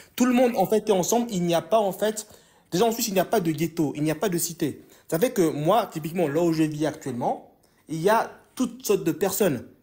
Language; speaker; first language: French; native; French